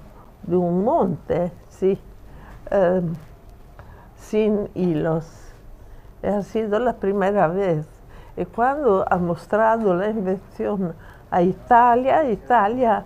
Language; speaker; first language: Spanish; non-native, fluent; Italian